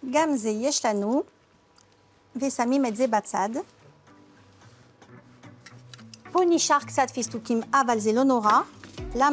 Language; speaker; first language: Hebrew; non-native, fluent; French